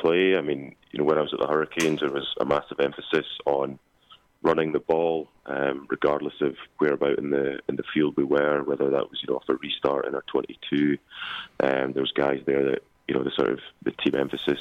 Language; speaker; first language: English; native; English